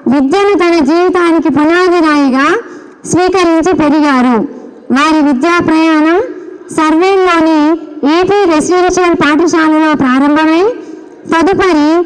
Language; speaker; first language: Telugu; native; Telugu